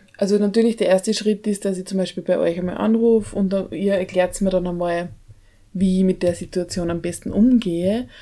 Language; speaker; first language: German; native; German